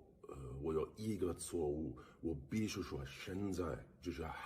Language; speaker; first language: Chinese; non-native, learner; English